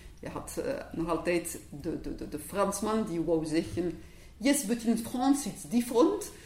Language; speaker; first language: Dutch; non-native, local second language; French